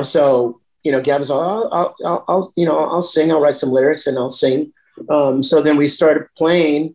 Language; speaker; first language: English; native; English